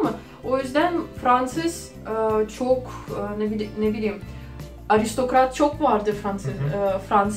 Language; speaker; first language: Turkish; non-native, fluent; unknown